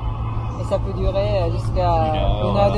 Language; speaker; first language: French; non-native, fluent; Japanese